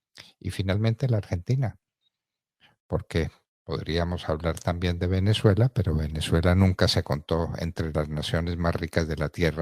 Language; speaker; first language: Spanish; native; Spanish